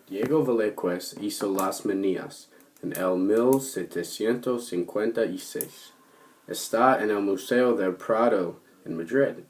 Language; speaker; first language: Spanish; non-native, learner; English